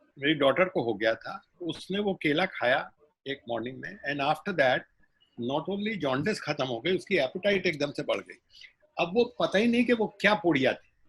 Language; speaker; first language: Hindi; native; Hindi